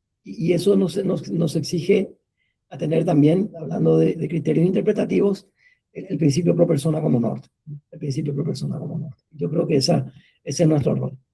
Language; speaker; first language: Spanish; native; Spanish